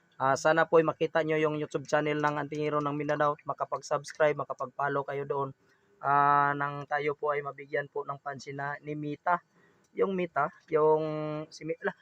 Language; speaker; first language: Filipino; non-native, local second language; Cebuano